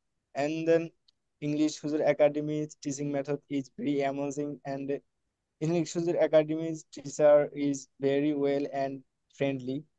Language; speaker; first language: English; non-native, learner; Bangla